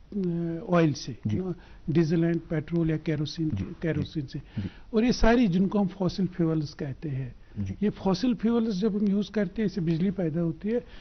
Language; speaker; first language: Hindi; non-native, local second language; Kashmiri